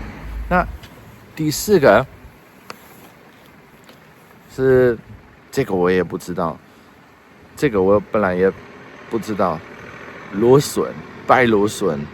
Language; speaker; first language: Chinese; non-native, fluent; Dutch